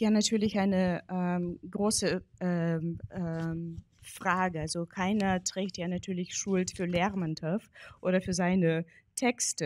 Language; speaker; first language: German; non-native, fluent; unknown